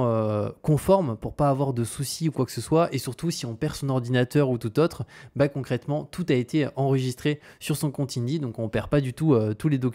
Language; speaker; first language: French; native; French